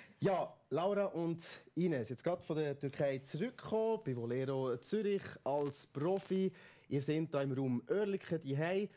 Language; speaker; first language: German; native; German